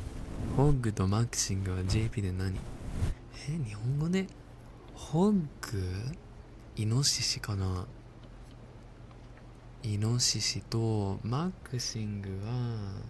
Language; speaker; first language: Japanese; non-native, fluent; English